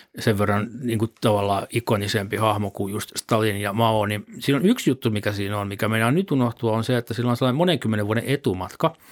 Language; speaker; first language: Finnish; native; Finnish